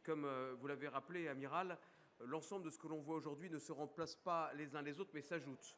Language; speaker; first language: French; native; French